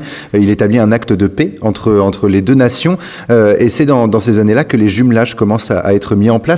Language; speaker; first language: French; native; French